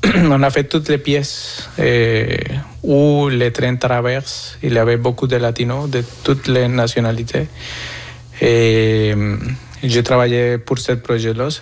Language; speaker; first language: French; non-native, fluent; Spanish